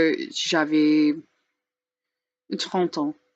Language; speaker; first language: French; non-native, learner; English